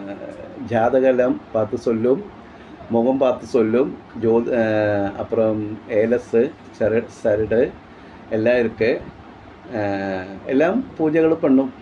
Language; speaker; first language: Tamil; non-native, learner; Malayalam